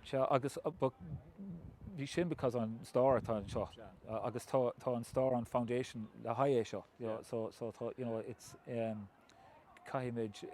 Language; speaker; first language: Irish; non-native, local second language; English